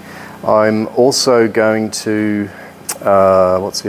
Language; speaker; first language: English; native; English